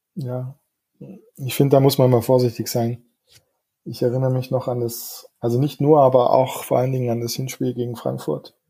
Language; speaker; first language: German; native; German